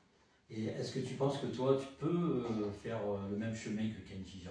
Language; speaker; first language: French; native; French